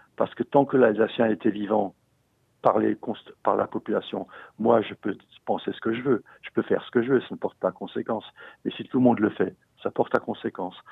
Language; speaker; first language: French; non-native, local second language; Swiss German